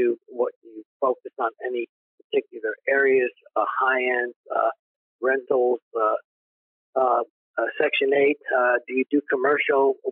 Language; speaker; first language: English; native; English